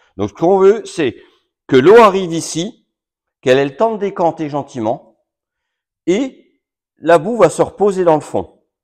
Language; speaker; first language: French; native; French